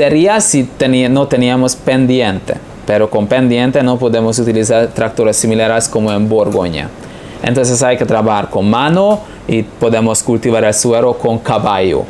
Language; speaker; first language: Spanish; non-native, fluent; Hungarian